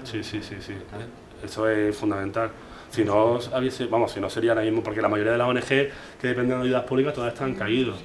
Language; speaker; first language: Spanish; native; Spanish